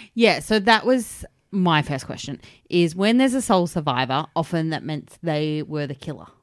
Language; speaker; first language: English; native; English